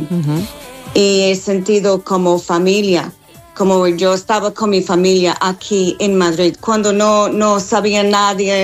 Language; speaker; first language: Spanish; non-native, learner; English